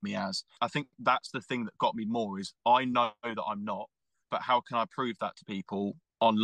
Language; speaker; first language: English; native; English